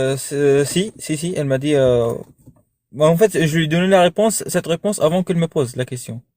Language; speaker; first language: French; non-native, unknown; Arabic